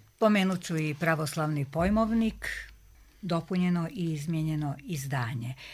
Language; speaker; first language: Serbian; native; Serbian